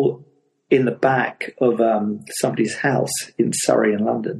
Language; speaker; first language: English; native; English